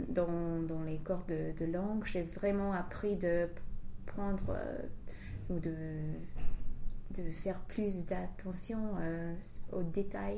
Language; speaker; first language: French; non-native, fluent; English